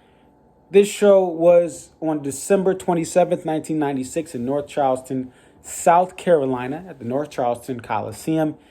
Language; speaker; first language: English; native; English